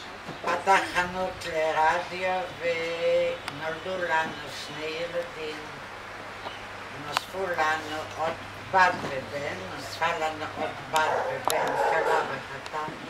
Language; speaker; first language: Hebrew; non-native, fluent; Polish